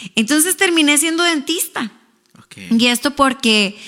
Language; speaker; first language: Spanish; native; Spanish